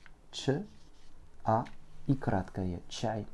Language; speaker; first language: Russian; non-native, fluent; French